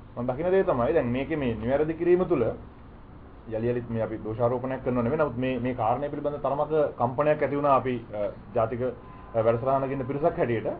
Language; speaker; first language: Sinhala; native; Sinhala